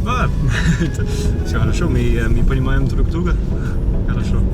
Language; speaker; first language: Russian; non-native, learner; English